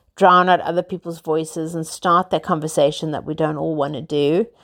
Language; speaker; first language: English; native; English